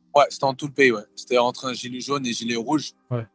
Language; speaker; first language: French; early bilingual, other home language; Thai